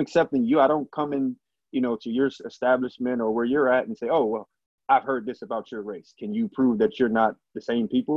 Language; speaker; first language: English; native; English